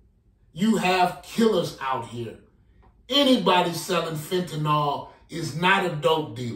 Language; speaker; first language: English; native; English